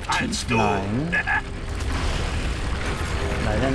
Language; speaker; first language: German; native; German